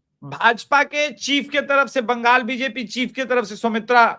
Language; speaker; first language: Hindi; native; Hindi